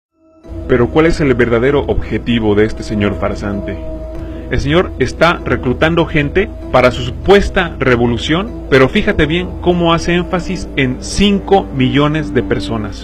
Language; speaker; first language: Spanish; native; Spanish